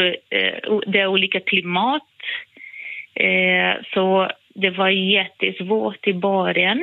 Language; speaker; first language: Swedish; non-native, fluent; Portuguese